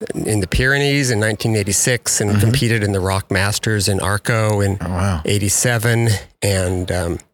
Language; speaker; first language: English; native; English